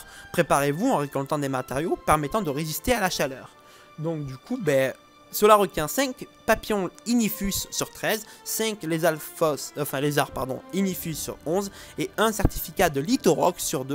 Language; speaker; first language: French; native; French